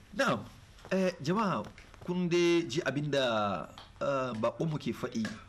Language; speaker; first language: Hausa; native; Hausa